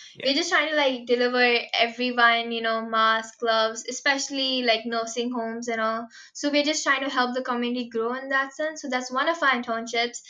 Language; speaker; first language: English; non-native, local second language; Hindi